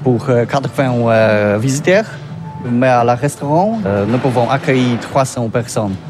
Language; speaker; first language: French; non-native, learner; Polish